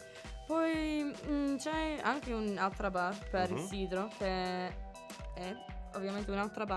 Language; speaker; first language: Italian; non-native, learner; English